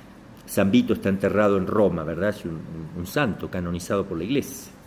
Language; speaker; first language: Spanish; native; Spanish